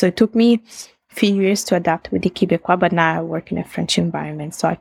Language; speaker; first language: English; non-native, fluent; Italian